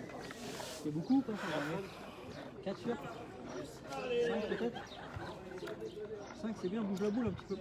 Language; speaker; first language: French; native; French